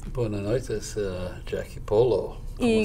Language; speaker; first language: Spanish; non-native, fluent; Portuguese